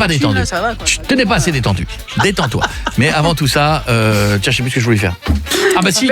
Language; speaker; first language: French; native; French